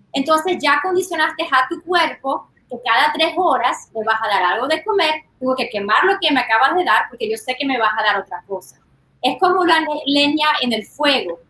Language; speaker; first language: Spanish; early bilingual, heritage; Spanish